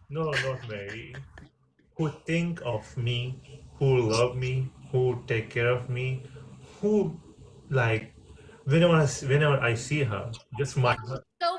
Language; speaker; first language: English; non-native, learner; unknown